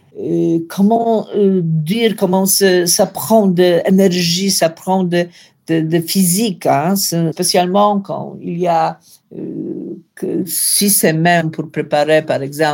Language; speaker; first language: French; non-native, learner; Polish